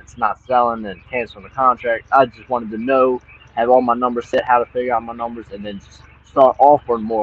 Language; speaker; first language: English; native; English